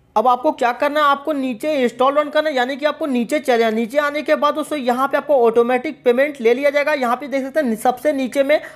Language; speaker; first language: Hindi; native; Hindi